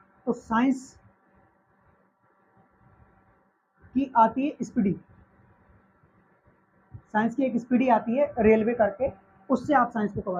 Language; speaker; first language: Hindi; native; Hindi